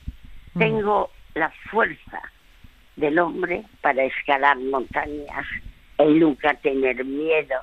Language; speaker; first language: Spanish; early bilingual, other home language; French